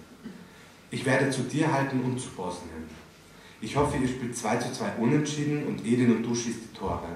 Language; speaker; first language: German; native; German